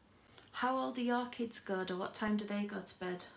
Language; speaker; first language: English; native; English